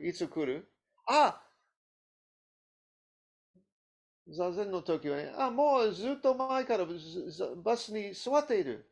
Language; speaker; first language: Japanese; non-native, learner; English